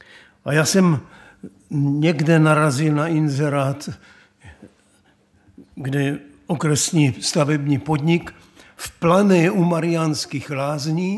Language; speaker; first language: Czech; native; Czech